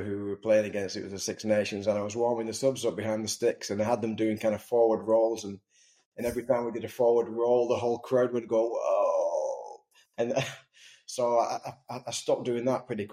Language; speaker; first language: English; native; English